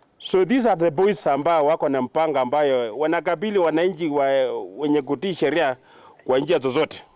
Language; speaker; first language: Swahili; non-native, local second language; Luo (Kenya and Tanzania)